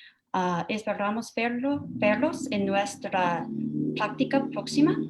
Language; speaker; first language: Spanish; non-native, fluent; English